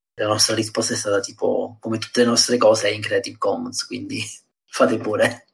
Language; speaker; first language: Italian; native; Italian